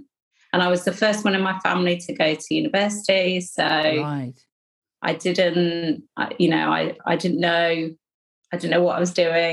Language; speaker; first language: English; native; English